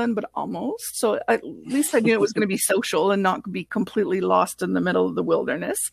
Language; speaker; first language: English; non-native, fluent; French